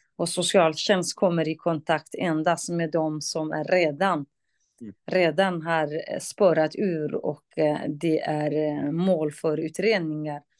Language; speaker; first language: Swedish; non-native, fluent; Kurdish